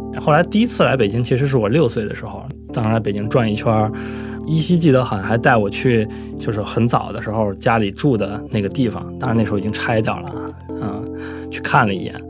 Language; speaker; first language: Chinese; native; Chinese